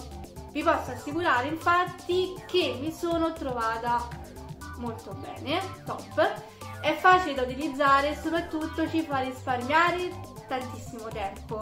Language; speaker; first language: Italian; native; Italian